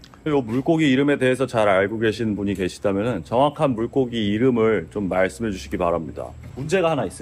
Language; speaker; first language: Korean; native; Korean